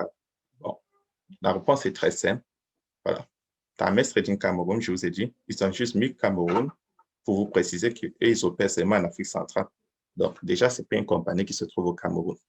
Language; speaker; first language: French; native; French